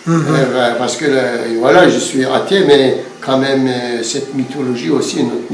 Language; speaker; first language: French; non-native, fluent; Turkish